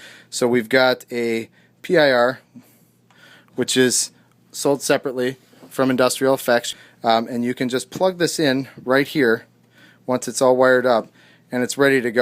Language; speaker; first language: English; native; English